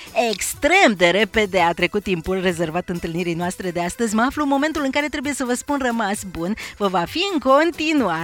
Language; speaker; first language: Romanian; native; Romanian